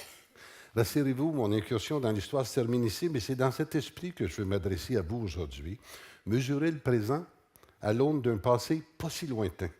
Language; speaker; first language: French; native; French